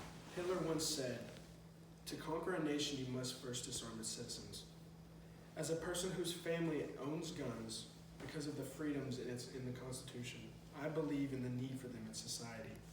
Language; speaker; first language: English; native; English